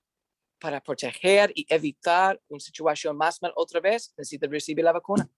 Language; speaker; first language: Spanish; non-native, learner; English